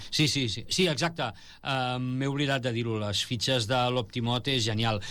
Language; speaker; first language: Catalan; native; Catalan